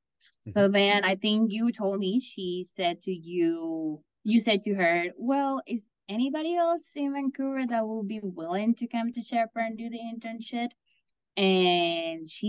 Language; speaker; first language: English; non-native, fluent; Spanish